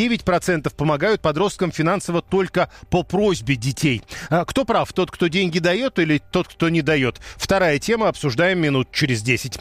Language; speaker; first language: Russian; native; Russian